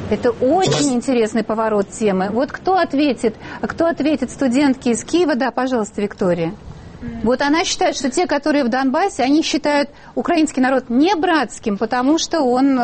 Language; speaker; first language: Russian; native; Russian